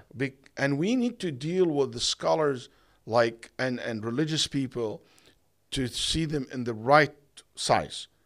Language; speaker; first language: English; non-native, fluent; Arabic